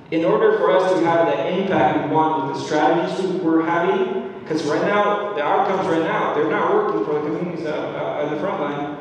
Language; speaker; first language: English; non-native, fluent; Spanish